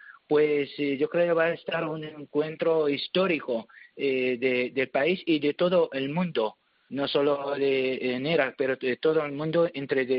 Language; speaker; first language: Spanish; non-native, learner; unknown